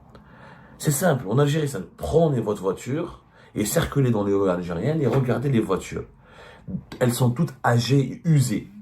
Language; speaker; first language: French; non-native, local second language; Arabic